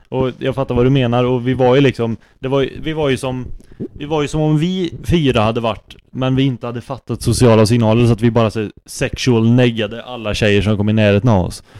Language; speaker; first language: Swedish; native; Swedish